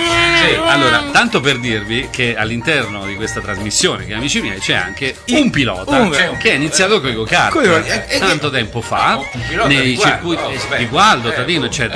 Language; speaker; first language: Italian; native; Italian